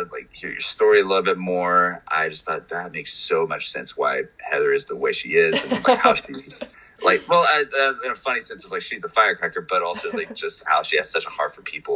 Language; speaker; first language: English; native; English